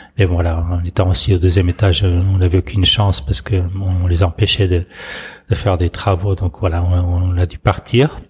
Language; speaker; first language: French; non-native, fluent; Portuguese